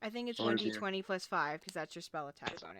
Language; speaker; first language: English; native; English